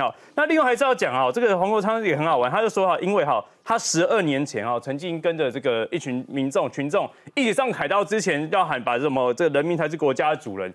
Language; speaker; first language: Chinese; native; Chinese